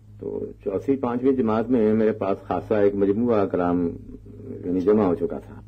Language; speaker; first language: Urdu; non-native, local second language; Punjabi